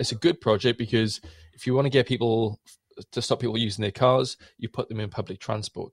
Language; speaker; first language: English; native; English